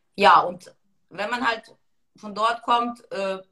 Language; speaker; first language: German; early bilingual, other home language; Russian